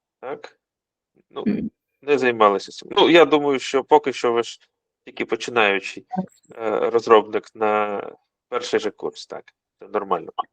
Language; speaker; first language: Ukrainian; non-native, local second language; Russian